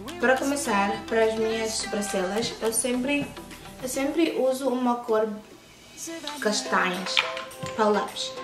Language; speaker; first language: Portuguese; early bilingual, heritage; English